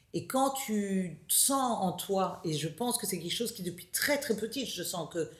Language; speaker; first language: French; native; French